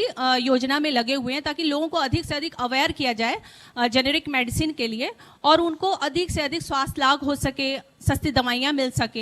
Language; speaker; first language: Hindi; native; Hindi